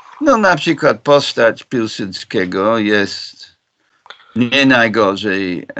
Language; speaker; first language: Polish; non-native, fluent; English